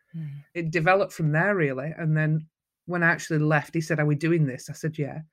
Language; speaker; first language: English; native; English